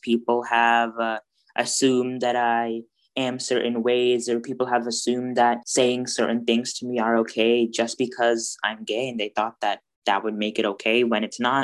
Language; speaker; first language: English; early bilingual, other home language; Bangla